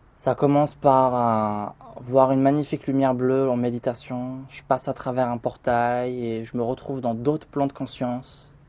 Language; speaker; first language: French; early bilingual, other home language; Arabic